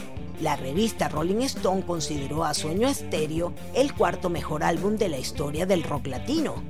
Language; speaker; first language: Spanish; native; Spanish